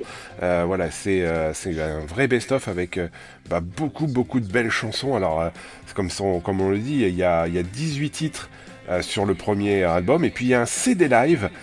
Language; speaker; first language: French; native; French